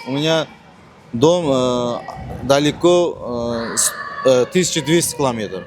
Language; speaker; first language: Russian; non-native, learner; Uzbek